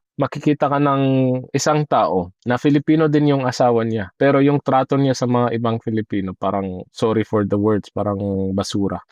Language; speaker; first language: Filipino; non-native, fluent; Arabic